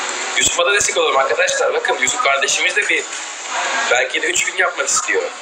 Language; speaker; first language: Turkish; native; Turkish